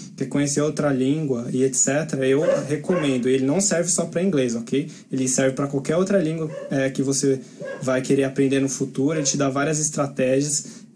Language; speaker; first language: Portuguese; native; Portuguese